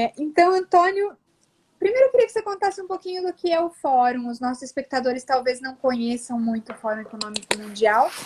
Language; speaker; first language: Portuguese; native; Portuguese